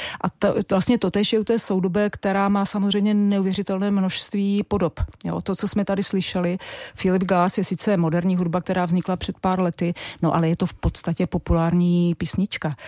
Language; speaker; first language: Czech; native; Czech